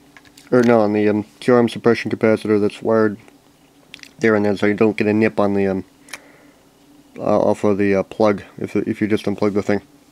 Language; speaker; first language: English; native; English